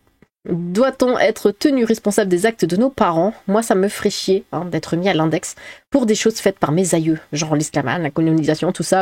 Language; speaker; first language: French; native; French